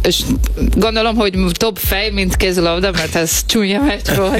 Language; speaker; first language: Hungarian; non-native, learner; Portuguese